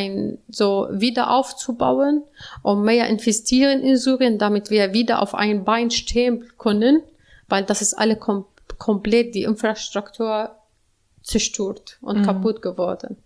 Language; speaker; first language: German; non-native, learner; Arabic